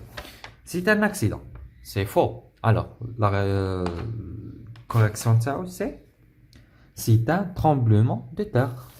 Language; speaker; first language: French; non-native, local second language; Arabic